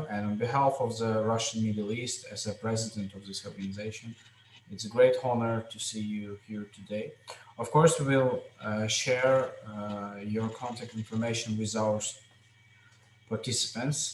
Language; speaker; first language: English; non-native, fluent; Russian